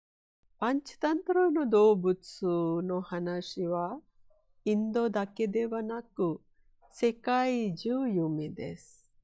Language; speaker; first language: Japanese; non-native, fluent; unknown